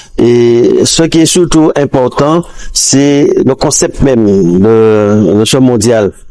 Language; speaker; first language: French; native; French